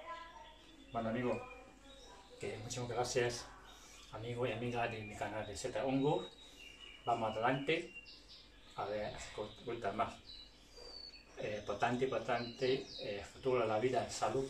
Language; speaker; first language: Spanish; non-native, learner; Chinese